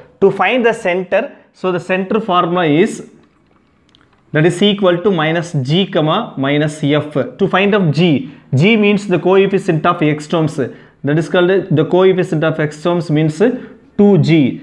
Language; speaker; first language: English; non-native, local second language; Tamil